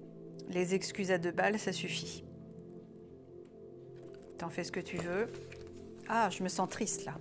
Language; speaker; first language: French; native; French